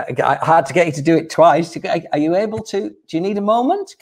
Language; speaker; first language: English; native; English